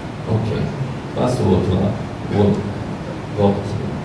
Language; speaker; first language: Portuguese; native; Portuguese